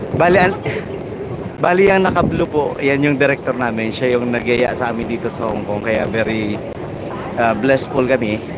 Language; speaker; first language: Filipino; non-native, local second language; Bikol